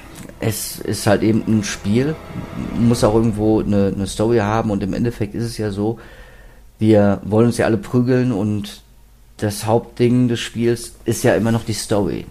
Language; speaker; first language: German; native; German